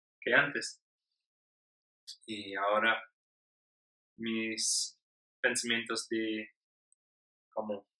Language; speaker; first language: Spanish; non-native, learner; English